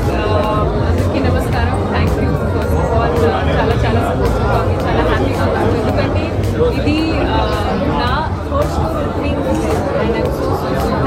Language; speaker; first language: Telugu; non-native, learner; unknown